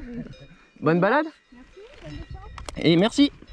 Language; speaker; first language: French; native; French